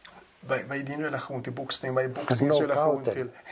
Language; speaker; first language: Swedish; native; Swedish